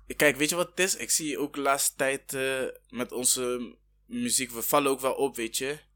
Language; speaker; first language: Dutch; early bilingual, other home language; Kinyarwanda